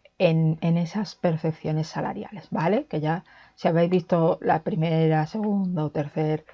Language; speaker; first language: Spanish; native; Spanish